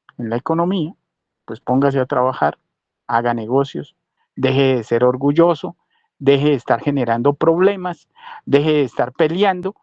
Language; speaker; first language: Spanish; native; Spanish